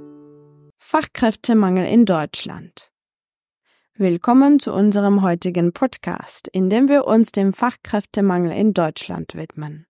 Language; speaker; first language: German; non-native, fluent; Czech